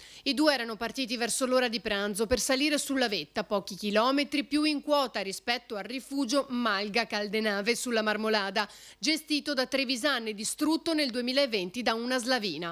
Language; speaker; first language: Italian; native; Italian